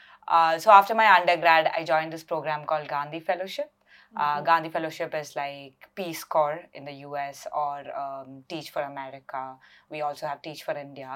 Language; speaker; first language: English; non-native, local second language; Malayalam